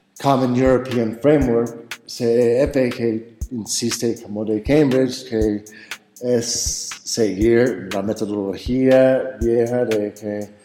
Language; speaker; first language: Spanish; non-native, fluent; English